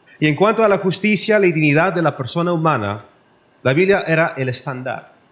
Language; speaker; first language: Spanish; non-native, learner; English